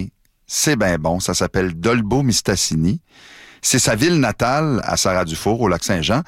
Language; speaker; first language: French; native; French